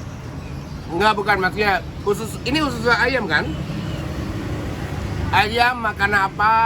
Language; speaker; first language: Indonesian; non-native, fluent; Japanese